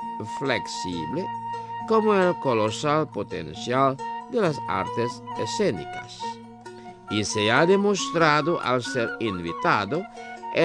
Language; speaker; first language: Spanish; non-native, fluent; Indonesian